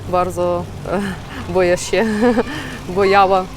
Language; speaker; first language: Polish; non-native, learner; Ukrainian